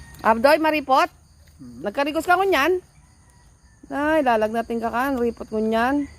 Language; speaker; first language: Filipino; non-native, local second language; Pampanga